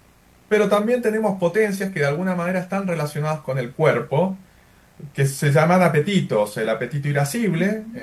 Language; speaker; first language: Spanish; native; Spanish